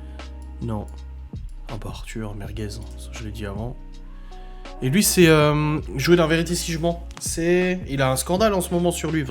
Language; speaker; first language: French; native; French